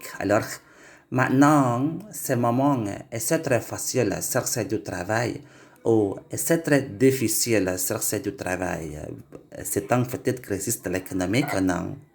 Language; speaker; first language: French; non-native, learner; Indonesian